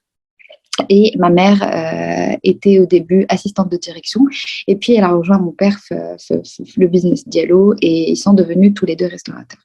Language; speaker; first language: French; non-native, local second language; Arabic